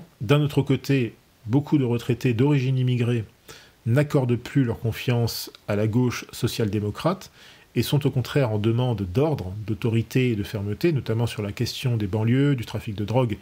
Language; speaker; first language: French; native; French